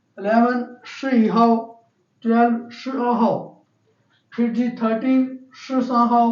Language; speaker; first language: Chinese; non-native, learner; Urdu